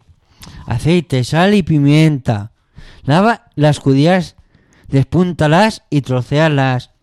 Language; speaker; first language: Spanish; native; Spanish